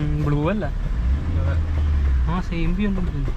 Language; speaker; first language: Malayalam; native; Malayalam